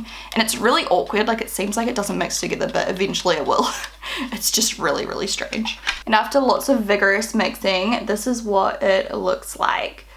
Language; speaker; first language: English; native; English